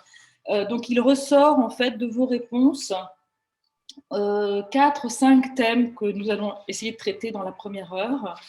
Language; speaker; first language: French; native; French